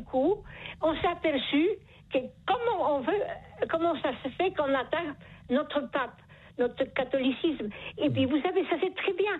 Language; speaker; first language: French; non-native, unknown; Polish